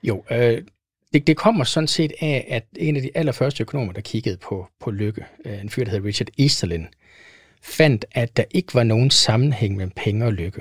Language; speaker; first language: Danish; native; Danish